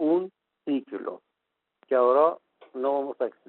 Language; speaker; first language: Spanish; non-native, fluent; Persian